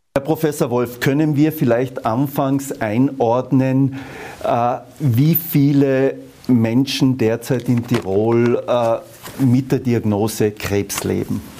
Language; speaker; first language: German; native; German